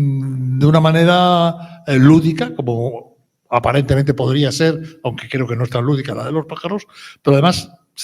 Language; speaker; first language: Spanish; native; Spanish